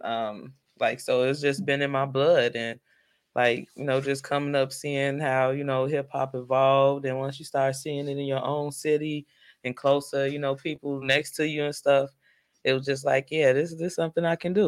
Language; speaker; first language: English; native; English